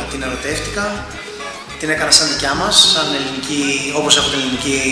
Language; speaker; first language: Greek; early bilingual, heritage; Greek